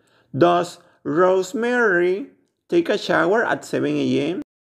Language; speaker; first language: English; non-native, fluent; Spanish